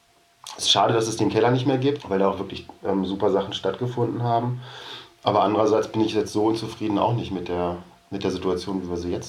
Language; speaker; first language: German; native; German